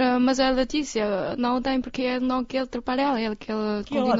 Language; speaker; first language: Portuguese; non-native, learner; Chinese